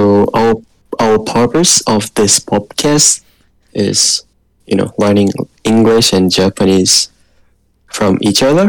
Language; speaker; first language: English; non-native, learner; Japanese